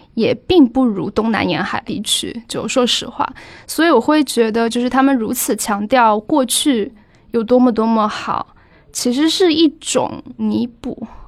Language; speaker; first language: Chinese; native; Chinese